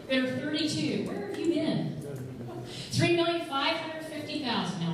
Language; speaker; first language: English; native; English